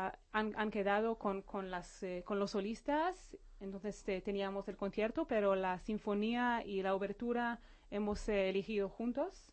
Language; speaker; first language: Spanish; non-native, fluent; Hebrew